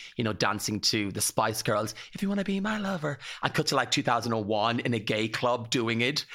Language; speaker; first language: English; native; English